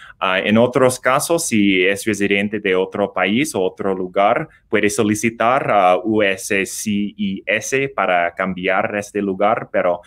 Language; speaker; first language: Spanish; non-native, learner; English